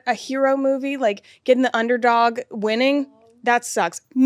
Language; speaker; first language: English; native; English